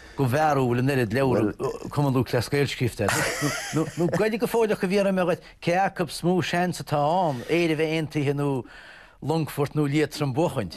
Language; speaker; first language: Irish; native; Irish